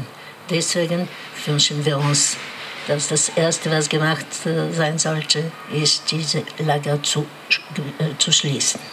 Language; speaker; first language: German; non-native, learner; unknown